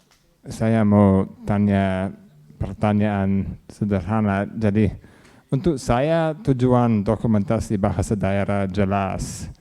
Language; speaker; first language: Indonesian; non-native, learner; English